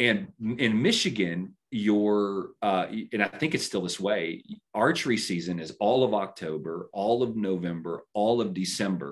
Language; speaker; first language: English; native; English